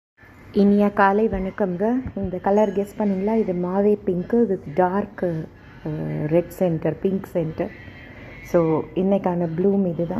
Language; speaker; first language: Tamil; native; Tamil